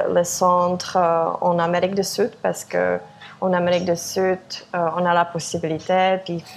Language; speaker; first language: French; non-native, fluent; Czech